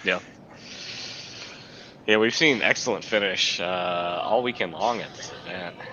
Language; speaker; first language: English; native; English